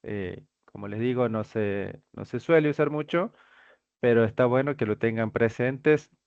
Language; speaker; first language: Spanish; native; Spanish